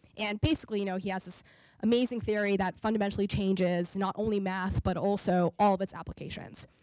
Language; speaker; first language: English; native; English